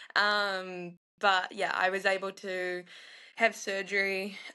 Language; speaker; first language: English; native; English